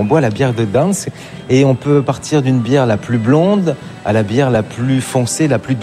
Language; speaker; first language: French; native; French